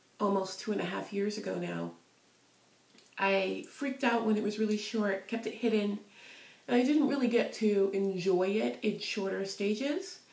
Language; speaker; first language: English; native; English